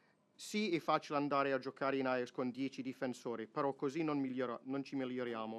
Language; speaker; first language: Italian; non-native, fluent; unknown